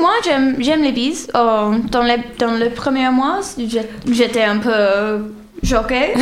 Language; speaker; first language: French; non-native, fluent; English